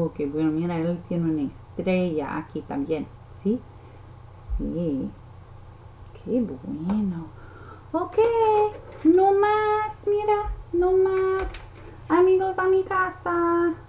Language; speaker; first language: Spanish; non-native, learner; English